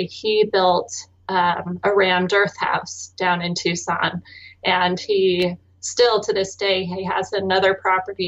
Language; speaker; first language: English; native; English